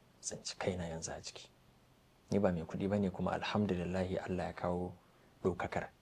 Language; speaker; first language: Hausa; non-native, local second language; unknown